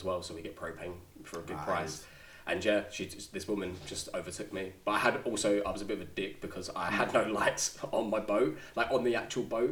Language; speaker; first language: English; native; English